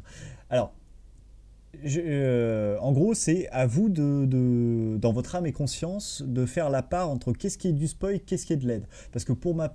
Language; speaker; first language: French; native; French